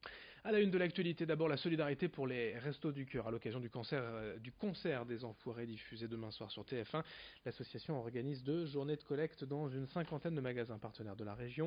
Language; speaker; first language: French; native; French